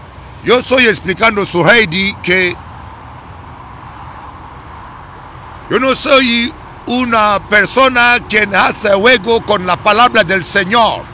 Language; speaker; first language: Spanish; non-native, learner; Lingala